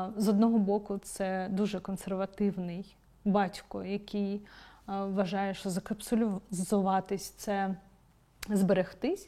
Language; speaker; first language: Ukrainian; non-native, local second language; Crimean Tatar